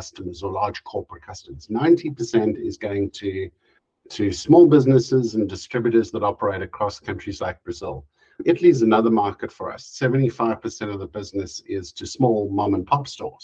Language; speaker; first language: English; native; English